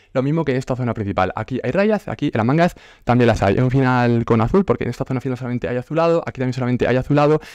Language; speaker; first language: Spanish; native; Spanish